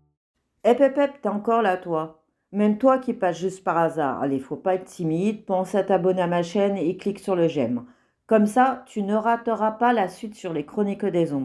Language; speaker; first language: French; native; French